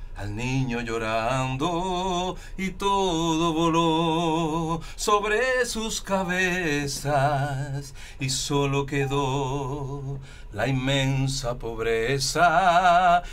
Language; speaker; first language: Spanish; native; Spanish